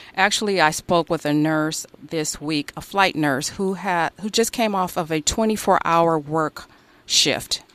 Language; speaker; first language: English; native; English